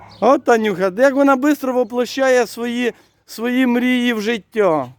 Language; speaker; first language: Ukrainian; native; Ukrainian